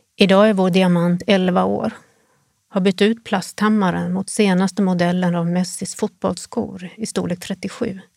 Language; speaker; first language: Swedish; native; Swedish